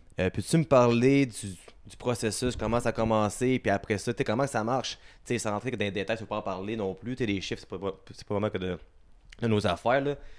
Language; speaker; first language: French; native; French